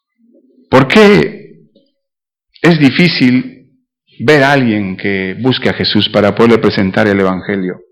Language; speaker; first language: Spanish; native; Spanish